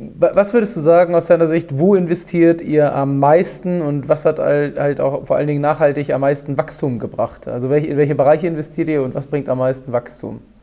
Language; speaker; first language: German; native; German